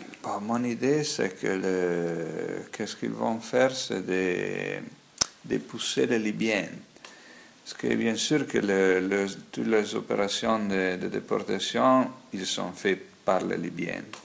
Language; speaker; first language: French; non-native, fluent; Italian